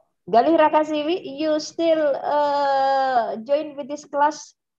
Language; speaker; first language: English; non-native, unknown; Indonesian